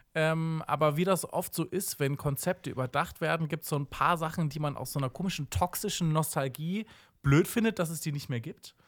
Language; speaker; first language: German; native; German